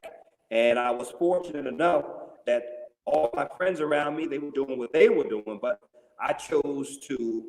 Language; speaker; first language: English; native; English